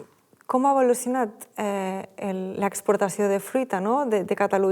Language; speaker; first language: Catalan; native; Catalan